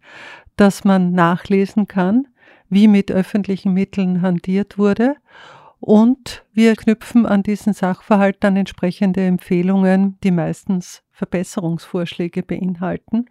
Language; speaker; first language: German; native; German